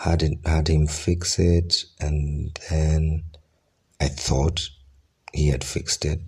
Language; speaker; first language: English; non-native, local second language; Ganda